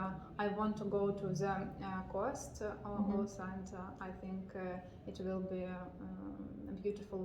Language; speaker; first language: English; non-native, learner; Ukrainian